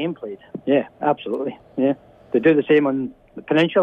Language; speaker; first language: English; native; English